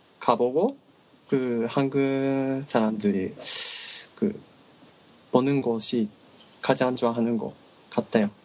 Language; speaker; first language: Korean; non-native, learner; Japanese